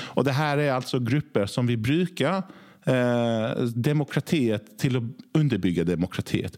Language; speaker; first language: Norwegian; early bilingual, other home language; Swedish